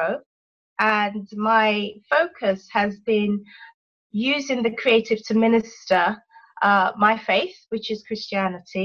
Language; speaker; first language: English; native; English